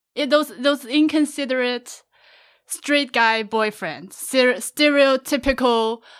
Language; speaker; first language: English; non-native, fluent; Chinese